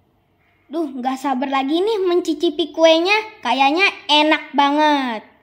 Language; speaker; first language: Indonesian; native; Indonesian